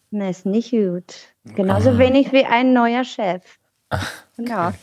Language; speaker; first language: German; non-native, fluent; Bulgarian